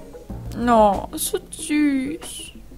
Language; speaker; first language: German; native; German